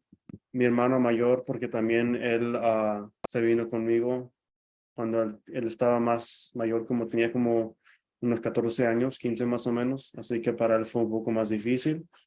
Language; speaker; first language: Spanish; early bilingual, other home language; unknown